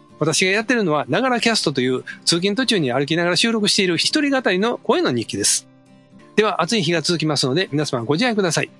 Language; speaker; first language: Japanese; native; Japanese